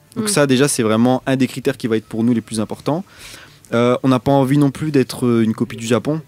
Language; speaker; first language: French; native; French